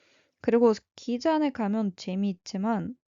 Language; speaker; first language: Korean; non-native, fluent; Russian